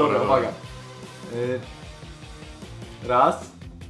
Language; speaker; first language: Polish; native; Polish